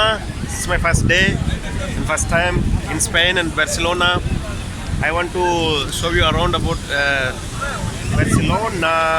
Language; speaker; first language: English; non-native, local second language; Tamil